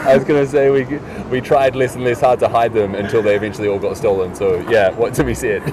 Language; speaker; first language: English; native; English